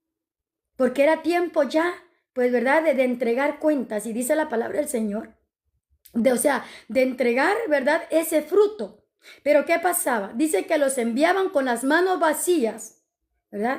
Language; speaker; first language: Spanish; native; Spanish